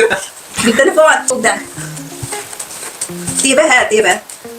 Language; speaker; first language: Swedish; non-native, learner; Filipino